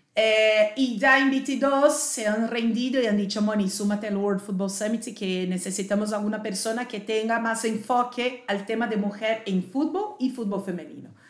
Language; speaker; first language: Spanish; non-native, fluent; Portuguese